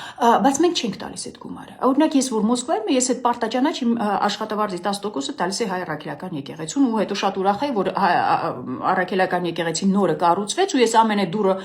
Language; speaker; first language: Armenian; native; Armenian